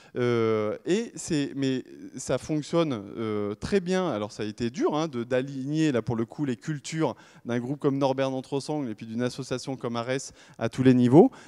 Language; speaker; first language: French; native; French